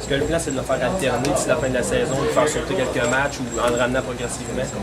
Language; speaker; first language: French; native; French